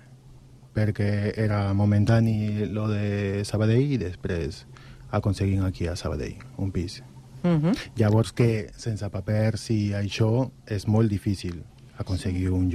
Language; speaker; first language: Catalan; non-native, learner; Spanish